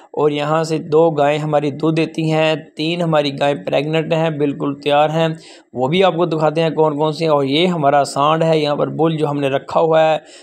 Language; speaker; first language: Urdu; non-native, local second language; Punjabi